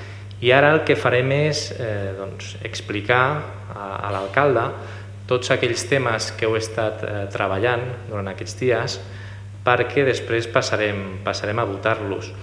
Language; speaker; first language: Catalan; native; Catalan